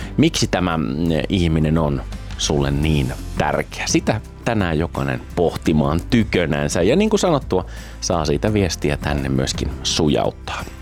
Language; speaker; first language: Finnish; native; Finnish